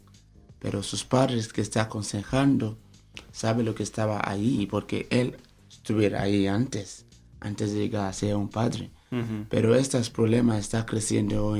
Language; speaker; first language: Spanish; non-native, fluent; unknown